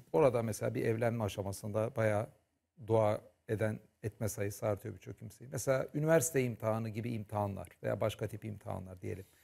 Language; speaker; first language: Turkish; native; Turkish